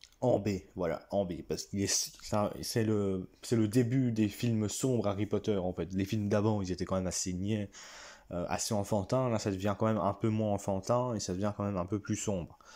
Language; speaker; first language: French; native; French